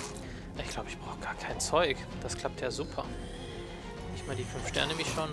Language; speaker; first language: German; native; German